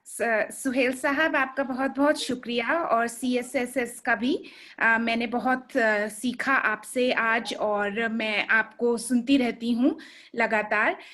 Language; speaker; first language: Hindi; native; Hindi